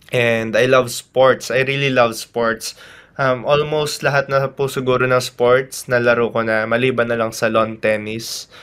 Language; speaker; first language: Filipino; native; Filipino